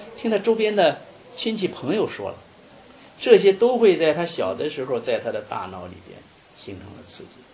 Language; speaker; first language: Chinese; native; Chinese